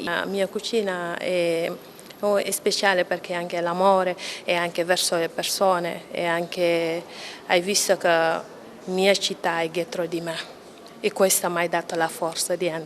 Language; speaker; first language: Italian; non-native, learner; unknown